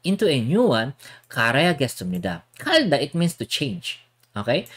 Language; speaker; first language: English; non-native, local second language; Filipino